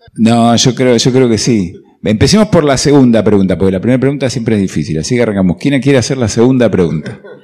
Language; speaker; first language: Spanish; native; Spanish